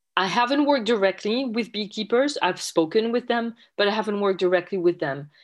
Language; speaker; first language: English; non-native, fluent; French